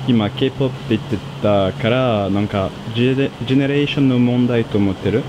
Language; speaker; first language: Japanese; non-native, learner; French